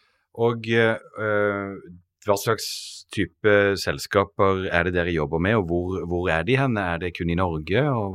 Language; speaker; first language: Norwegian; native; Norwegian